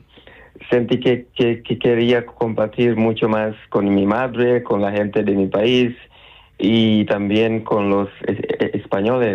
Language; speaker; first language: Spanish; non-native, learner; Swahili